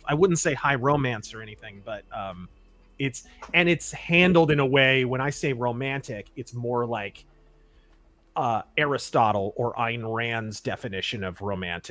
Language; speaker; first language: English; native; English